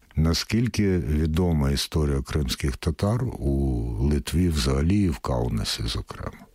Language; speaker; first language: Ukrainian; native; Ukrainian